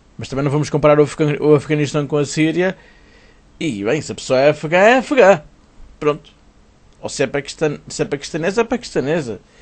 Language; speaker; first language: Portuguese; native; Portuguese